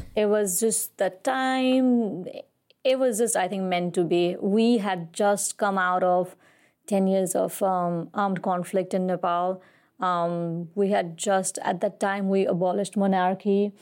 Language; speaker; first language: English; non-native, local second language; Nepali